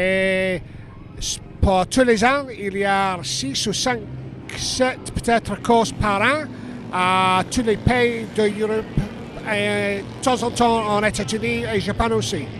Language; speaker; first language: French; non-native, learner; English